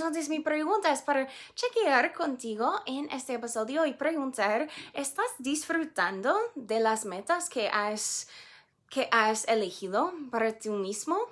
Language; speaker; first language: Spanish; non-native, fluent; English